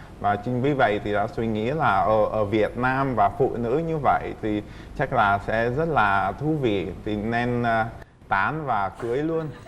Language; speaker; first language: Vietnamese; non-native, fluent; Czech